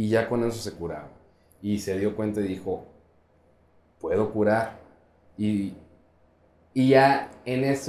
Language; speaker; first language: Spanish; native; Spanish